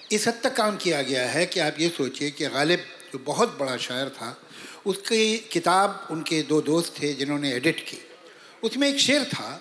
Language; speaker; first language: Hindi; native; Hindi